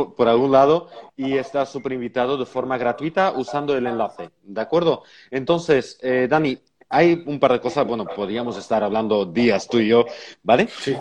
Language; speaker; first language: Spanish; non-native, fluent; Dutch